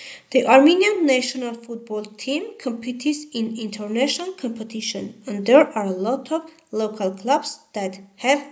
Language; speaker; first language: English; non-native, fluent; Armenian